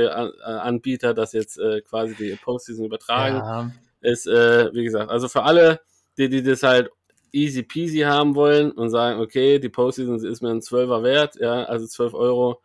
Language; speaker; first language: German; native; German